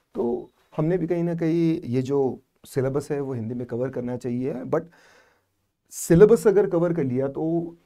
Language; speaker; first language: Hindi; non-native, local second language; Marathi